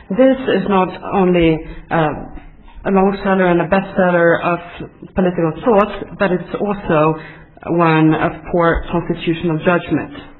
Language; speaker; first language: English; non-native, fluent; Swedish